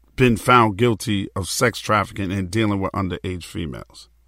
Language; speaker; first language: English; native; English